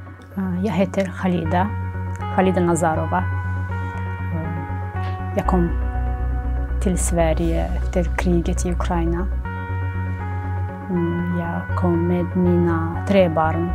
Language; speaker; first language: Swedish; non-native, learner; Ukrainian